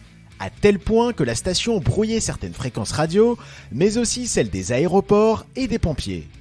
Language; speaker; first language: French; native; French